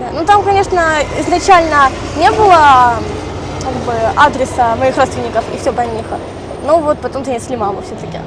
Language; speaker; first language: Russian; native; Russian